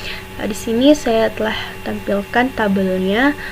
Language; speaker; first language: Indonesian; native; Indonesian